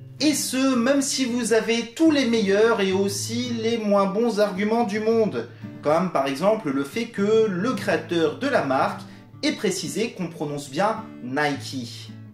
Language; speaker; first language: French; native; French